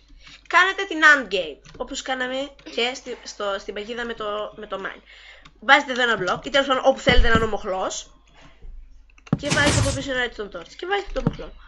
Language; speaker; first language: Greek; native; Greek